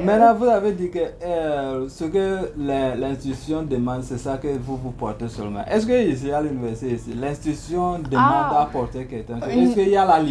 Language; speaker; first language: French; non-native, learner; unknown